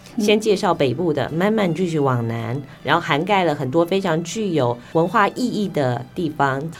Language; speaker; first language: Chinese; native; Chinese